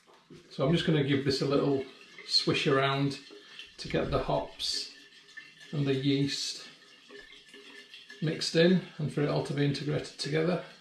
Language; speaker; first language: English; native; English